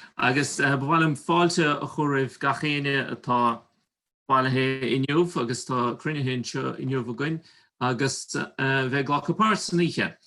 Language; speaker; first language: Irish; native; Irish